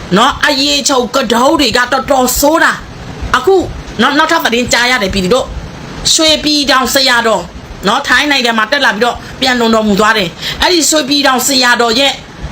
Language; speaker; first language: Burmese; non-native, local second language; S'gaw Karen